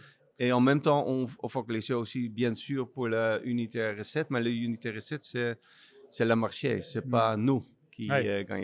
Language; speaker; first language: French; non-native, learner; Dutch